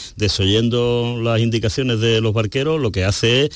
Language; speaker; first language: Spanish; native; Spanish